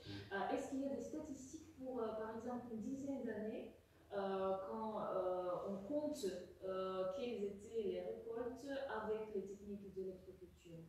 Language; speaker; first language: French; non-native, fluent; Russian